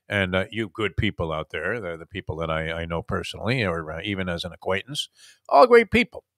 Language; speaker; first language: English; native; English